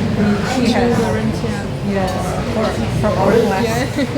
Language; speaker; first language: English; non-native, learner; Malay